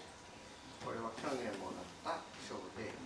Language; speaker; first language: Japanese; early bilingual, heritage; Japanese